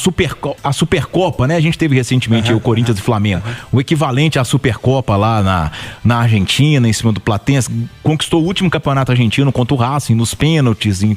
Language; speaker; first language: Portuguese; native; Portuguese